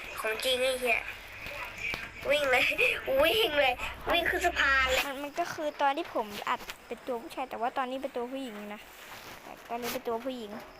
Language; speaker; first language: Thai; native; Thai